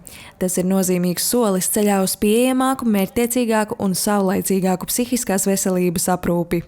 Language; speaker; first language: Latvian; native; Latvian